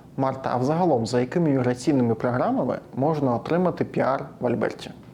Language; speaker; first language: Ukrainian; native; Ukrainian